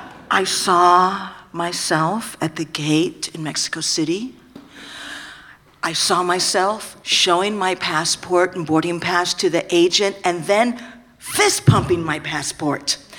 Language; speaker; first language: English; native; English